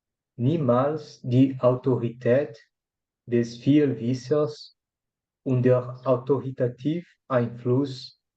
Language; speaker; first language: German; non-native, learner; Portuguese